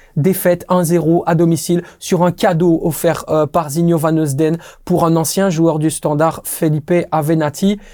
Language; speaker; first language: French; native; French